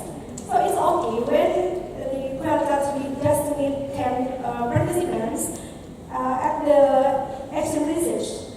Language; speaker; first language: English; non-native, learner; Indonesian